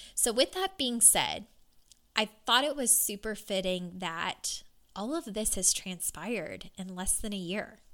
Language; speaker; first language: English; native; English